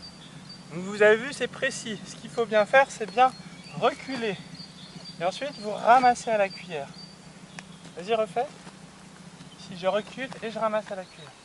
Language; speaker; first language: French; native; French